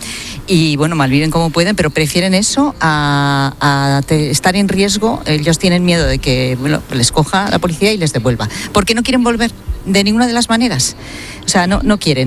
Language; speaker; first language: Spanish; native; Spanish